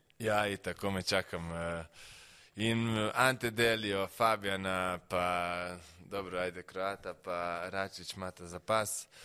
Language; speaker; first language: Slovenian; native; Slovenian